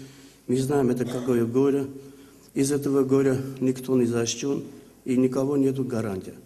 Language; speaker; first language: Russian; non-native, learner; Armenian